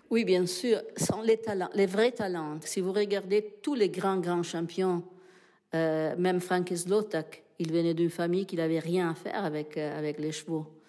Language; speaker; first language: French; non-native, fluent; Italian